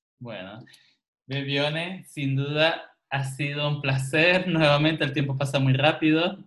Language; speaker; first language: Spanish; native; Spanish